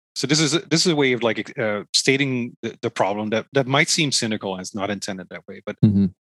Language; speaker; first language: English; non-native, fluent; Dutch